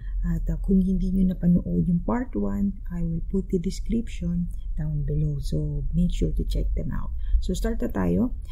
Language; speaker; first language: English; non-native, local second language; Filipino